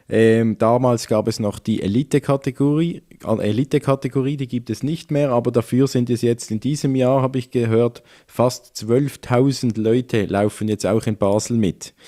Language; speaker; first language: German; native; German